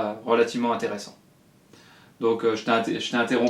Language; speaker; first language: French; native; French